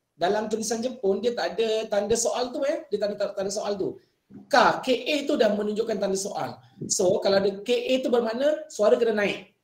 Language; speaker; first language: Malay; native; Malay